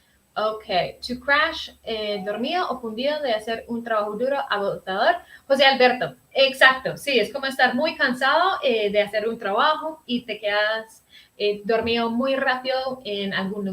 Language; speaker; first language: Spanish; early bilingual, heritage; Spanish